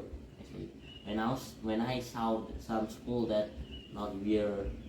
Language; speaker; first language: English; non-native, learner; Indonesian